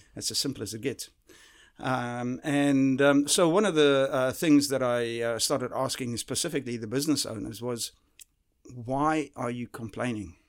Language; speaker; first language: English; early bilingual, other home language; Dutch